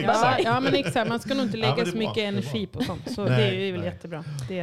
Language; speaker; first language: Swedish; native; Swedish